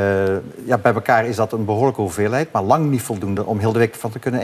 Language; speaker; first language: Dutch; native; Dutch